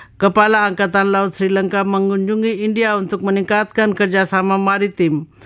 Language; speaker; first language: Indonesian; non-native, fluent; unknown